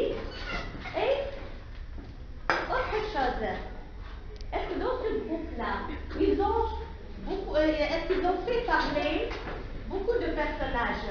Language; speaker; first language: French; non-native, local second language; Arabic